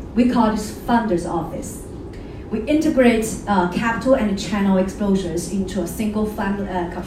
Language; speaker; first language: English; non-native, fluent; Chinese